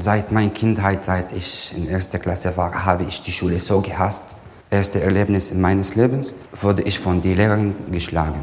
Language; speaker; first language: German; non-native, fluent; Arabic